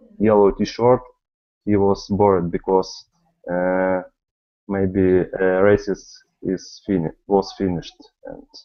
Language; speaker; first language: English; non-native, learner; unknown